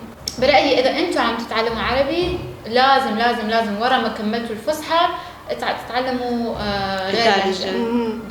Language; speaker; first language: Arabic; non-native, fluent; Persian